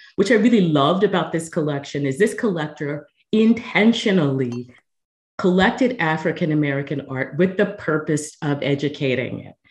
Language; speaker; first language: English; native; English